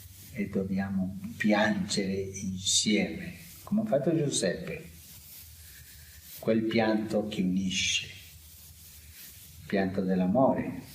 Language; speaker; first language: Italian; non-native, fluent; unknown